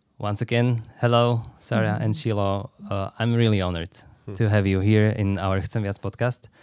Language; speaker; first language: English; non-native, fluent; Slovak